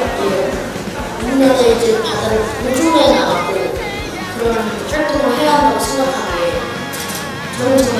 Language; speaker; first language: Korean; non-native, fluent; English